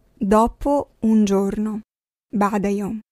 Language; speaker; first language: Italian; non-native, fluent; Arabic